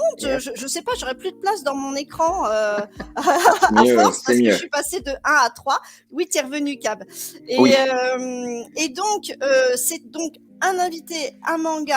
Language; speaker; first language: French; native; French